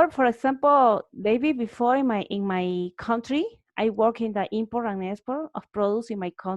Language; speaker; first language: English; non-native, learner; Spanish